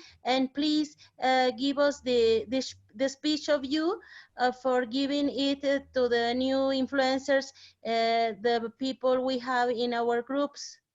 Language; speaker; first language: English; non-native, learner; Spanish